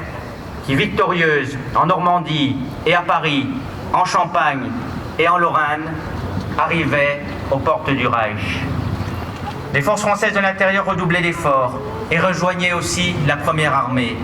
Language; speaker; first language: French; native; French